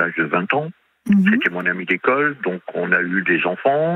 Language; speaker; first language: French; native; French